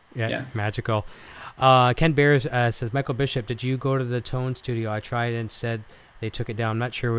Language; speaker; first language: English; native; English